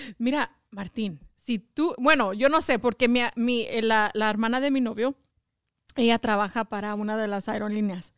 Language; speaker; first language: Spanish; early bilingual, heritage; Spanish